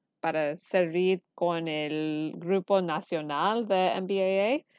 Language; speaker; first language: Spanish; early bilingual, heritage; Spanish